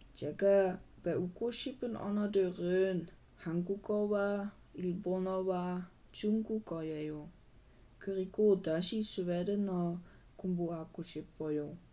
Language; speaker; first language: Korean; non-native, learner; Dutch